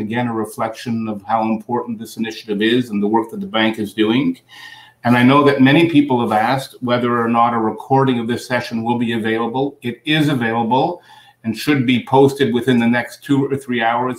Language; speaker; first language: English; native; English